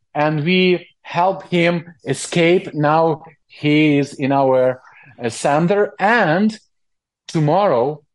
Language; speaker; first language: English; non-native, fluent; Ukrainian